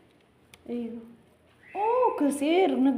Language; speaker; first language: Arabic; non-native, learner; Amharic